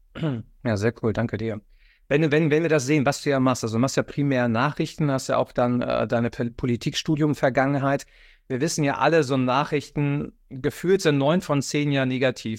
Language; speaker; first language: German; native; German